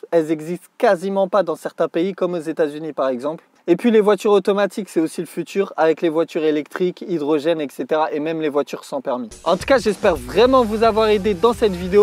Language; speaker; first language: French; native; French